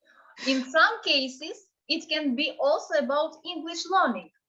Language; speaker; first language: English; non-native, fluent; Ukrainian